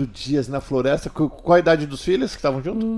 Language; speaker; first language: Portuguese; native; Portuguese